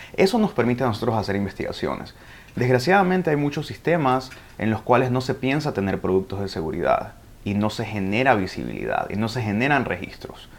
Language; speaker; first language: Spanish; early bilingual, heritage; Spanish